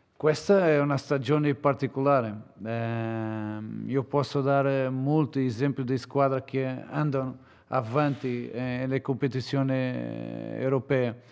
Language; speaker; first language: Italian; non-native, learner; Portuguese